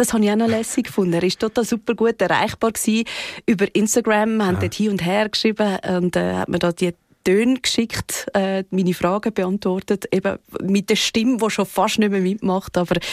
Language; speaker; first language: German; native; German